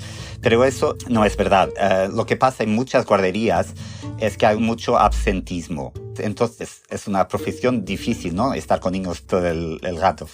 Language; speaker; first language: Spanish; non-native, fluent; Portuguese